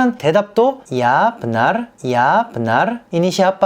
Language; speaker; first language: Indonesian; non-native, fluent; Korean